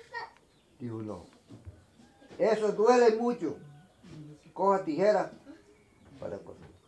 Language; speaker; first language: Spanish; non-native, local second language; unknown